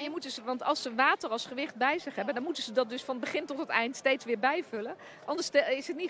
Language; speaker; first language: Dutch; native; Dutch